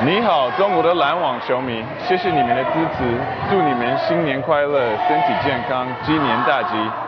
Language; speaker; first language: Chinese; early bilingual, heritage; Chinese